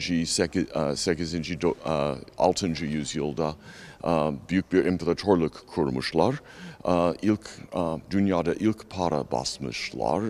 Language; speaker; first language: Turkish; non-native, fluent; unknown